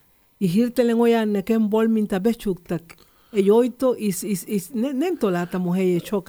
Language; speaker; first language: Hungarian; non-native, fluent; Spanish